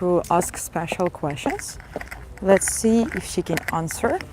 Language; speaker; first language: English; non-native, fluent; Russian